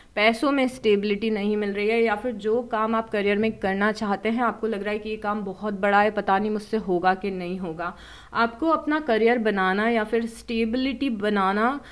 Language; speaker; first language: Hindi; native; Hindi